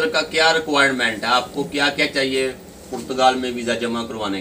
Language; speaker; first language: Hindi; native; Hindi